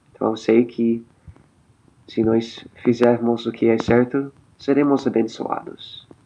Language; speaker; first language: Portuguese; non-native, fluent; English